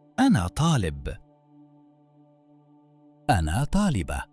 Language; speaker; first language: Arabic; non-native, learner; English